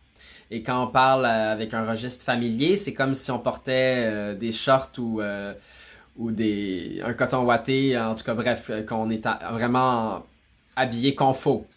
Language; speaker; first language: French; native; French